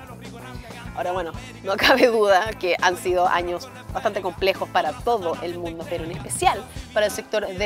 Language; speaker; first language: Spanish; native; Spanish